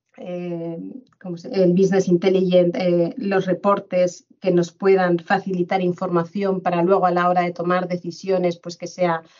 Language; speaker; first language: Spanish; native; Spanish